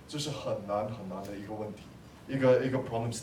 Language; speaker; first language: Chinese; non-native, local second language; English